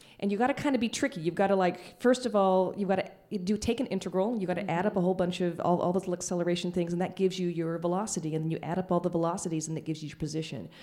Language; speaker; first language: English; native; English